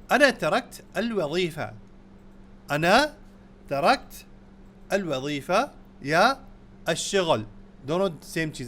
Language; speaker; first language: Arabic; non-native, fluent; Urdu